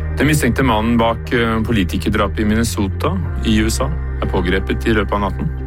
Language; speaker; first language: Norwegian; native; Norwegian